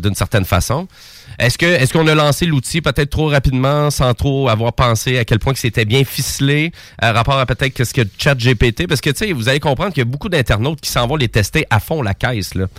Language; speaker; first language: French; native; French